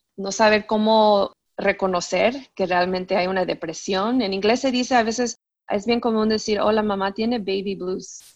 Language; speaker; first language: Spanish; early bilingual, heritage; Spanish